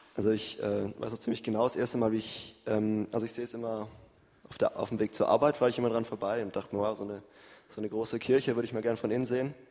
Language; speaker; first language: German; early bilingual, heritage; German